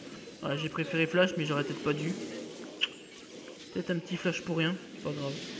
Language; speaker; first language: French; native; French